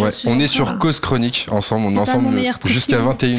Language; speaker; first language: French; native; French